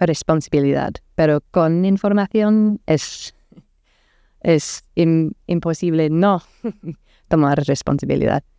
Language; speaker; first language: Spanish; non-native, learner; English